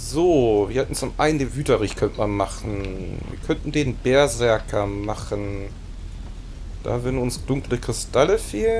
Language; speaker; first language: German; native; German